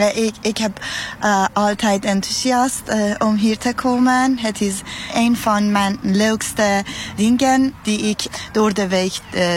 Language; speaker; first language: Dutch; non-native, learner; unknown